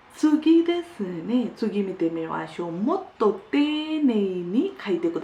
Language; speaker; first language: Japanese; non-native, fluent; Hindi